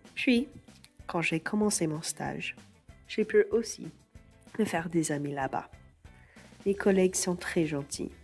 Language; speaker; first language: French; non-native, fluent; English